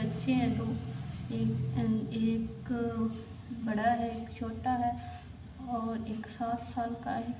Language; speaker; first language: Hindi; native; Hindi